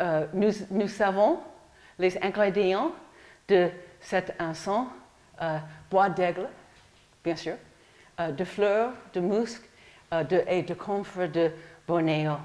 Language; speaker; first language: French; non-native, fluent; English